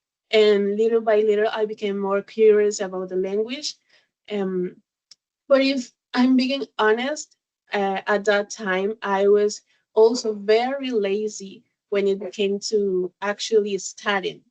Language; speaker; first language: English; non-native, learner; Spanish